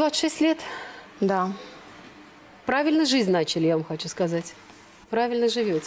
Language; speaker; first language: Russian; native; Russian